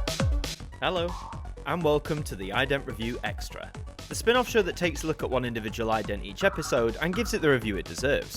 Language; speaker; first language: English; native; English